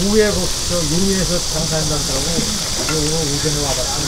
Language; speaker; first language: Korean; native; Korean